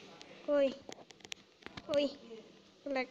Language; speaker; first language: English; non-native, learner; Indonesian